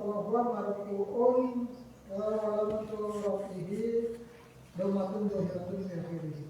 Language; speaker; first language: Arabic; non-native, learner; Indonesian